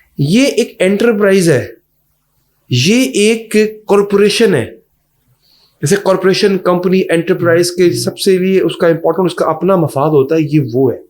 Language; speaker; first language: Urdu; native; Urdu